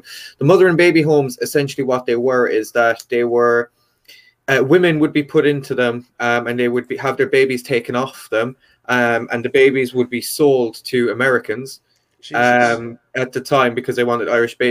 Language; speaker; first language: English; native; English